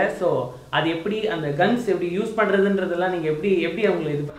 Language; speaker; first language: Tamil; native; Tamil